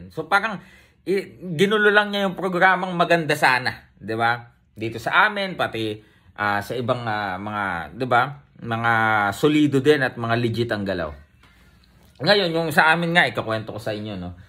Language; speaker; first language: Filipino; native; Filipino